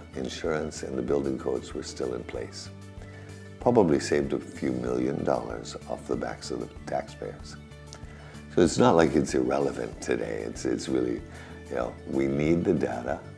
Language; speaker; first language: English; native; English